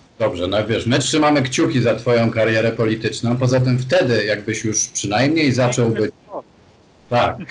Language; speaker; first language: Polish; native; Polish